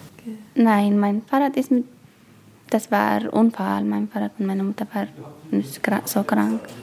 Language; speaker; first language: German; non-native, learner; Tigrinya